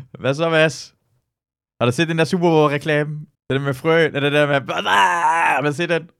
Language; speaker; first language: Danish; early bilingual, other home language; Persian